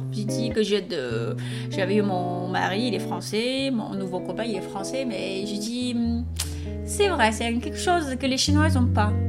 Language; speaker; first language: French; non-native, fluent; Chinese